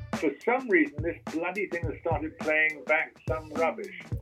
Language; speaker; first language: English; native; English